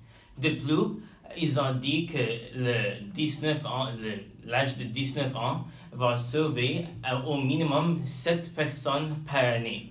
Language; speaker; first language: French; non-native, learner; English